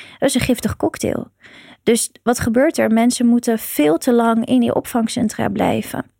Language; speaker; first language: Dutch; early bilingual, other home language; Persian